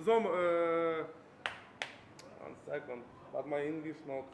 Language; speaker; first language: English; non-native, learner; Ukrainian